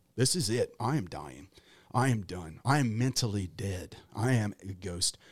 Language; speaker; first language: English; native; English